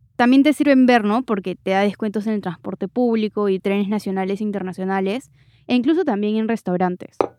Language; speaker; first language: Spanish; native; Spanish